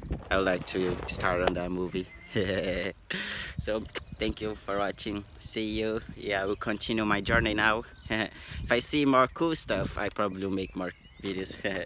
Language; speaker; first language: English; non-native, fluent; Portuguese